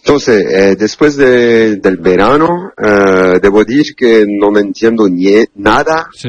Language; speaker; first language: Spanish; non-native, learner; Italian